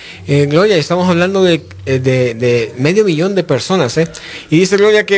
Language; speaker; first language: Spanish; native; Spanish